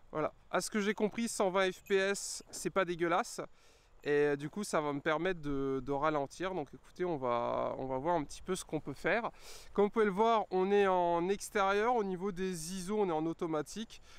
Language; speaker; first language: French; native; French